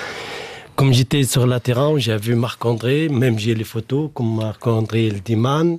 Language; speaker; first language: French; non-native, learner; Arabic